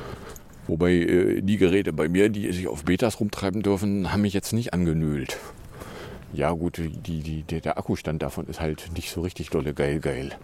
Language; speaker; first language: German; native; German